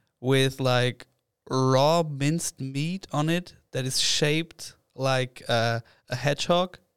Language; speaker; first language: English; non-native, fluent; German